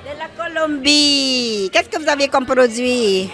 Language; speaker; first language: French; non-native, fluent; Lao